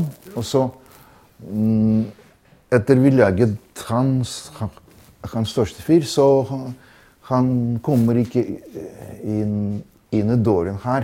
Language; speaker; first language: Norwegian; non-native, fluent; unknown